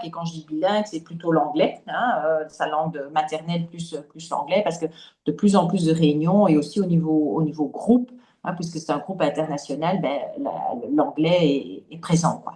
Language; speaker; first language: French; native; French